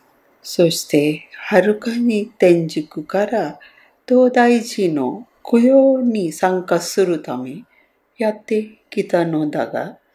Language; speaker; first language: Japanese; non-native, fluent; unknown